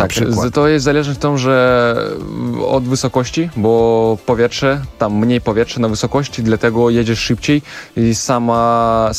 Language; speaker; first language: Polish; non-native, learner; Russian